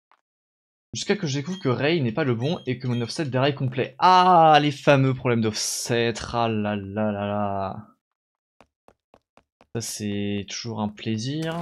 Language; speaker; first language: French; native; French